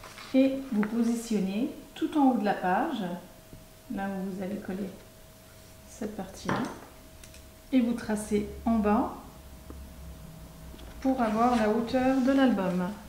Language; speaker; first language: French; native; French